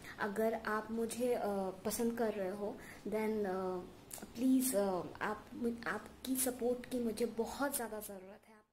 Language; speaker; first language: Hindi; non-native, local second language; Assamese